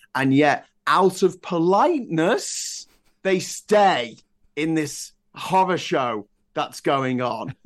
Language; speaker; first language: English; native; English